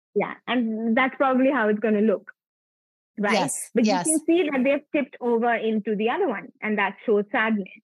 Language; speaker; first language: English; non-native, local second language; Punjabi